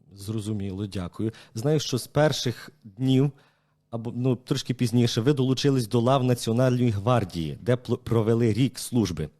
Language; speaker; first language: Ukrainian; native; Ukrainian